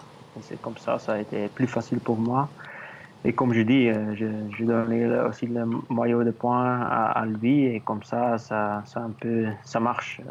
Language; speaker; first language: French; non-native, learner; Dutch